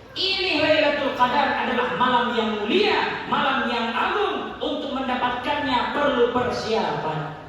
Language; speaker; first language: Indonesian; native; Indonesian